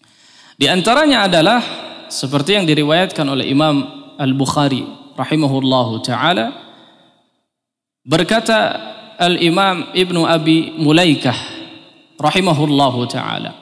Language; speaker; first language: Indonesian; native; Indonesian